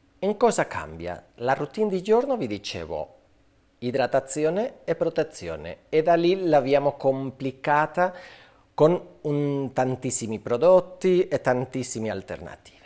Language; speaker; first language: Italian; non-native, fluent; Spanish